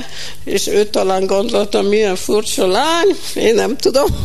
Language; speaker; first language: Hungarian; early bilingual, heritage; Hungarian